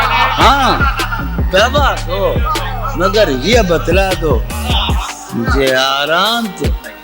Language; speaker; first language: Urdu; native; Urdu